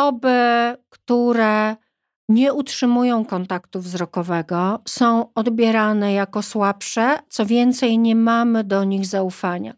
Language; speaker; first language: Polish; native; Polish